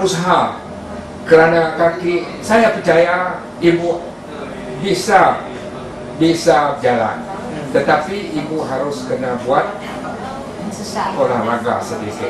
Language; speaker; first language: Indonesian; non-native, fluent; Malay